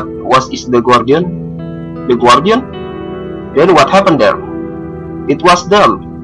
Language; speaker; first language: English; non-native, learner; Indonesian